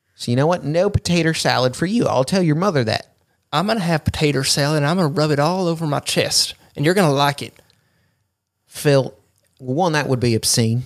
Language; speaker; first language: English; native; English